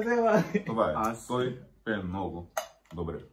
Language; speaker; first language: Bulgarian; non-native, learner; Portuguese